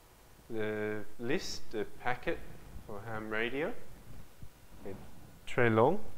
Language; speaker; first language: French; non-native, learner; English